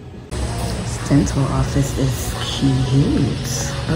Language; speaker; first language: English; early bilingual, other home language; Spanish